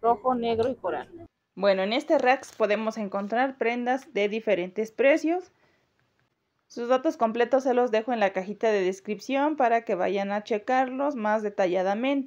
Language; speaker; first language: Spanish; native; Spanish